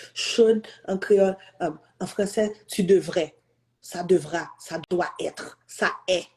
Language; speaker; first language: French; non-native, local second language; Haitian Creole